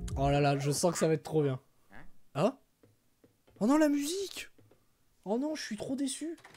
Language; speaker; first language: French; native; French